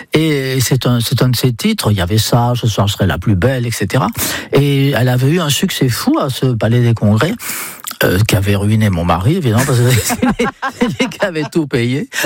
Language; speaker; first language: French; non-native, fluent; English